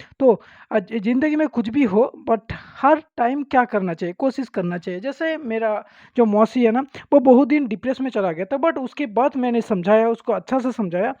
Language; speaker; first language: Hindi; non-native, local second language; Bangla